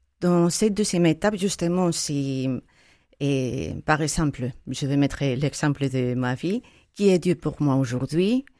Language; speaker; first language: French; non-native, fluent; Spanish